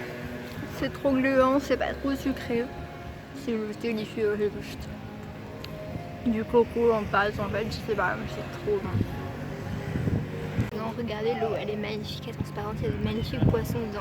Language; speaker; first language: French; native; French